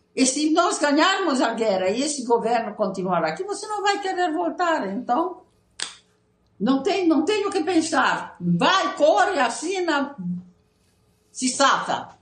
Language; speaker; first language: Portuguese; non-native, fluent; Italian